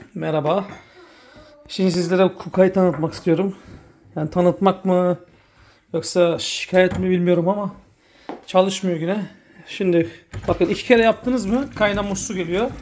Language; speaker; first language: Turkish; early bilingual, heritage; Turkish